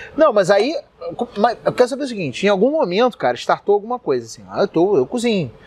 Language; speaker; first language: Portuguese; native; Portuguese